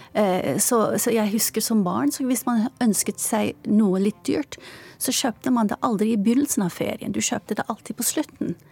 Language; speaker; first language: Norwegian; non-native, fluent; Turkish